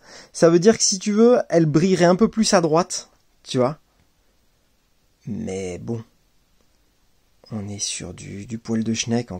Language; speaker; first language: French; native; French